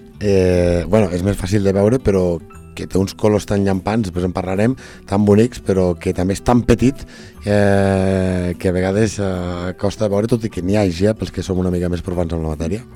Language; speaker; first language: Catalan; native; Catalan